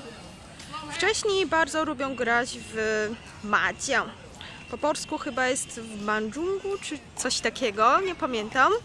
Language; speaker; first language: Polish; non-native, fluent; Chinese